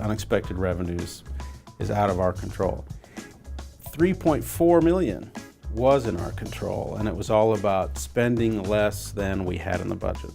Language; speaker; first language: English; native; English